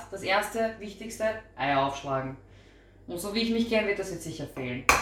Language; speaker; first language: German; early bilingual, other home language; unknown